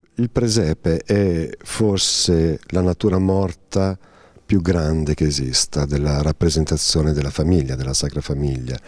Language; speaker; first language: Italian; native; Italian